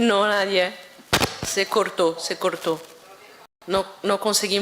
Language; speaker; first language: Spanish; non-native, fluent; Portuguese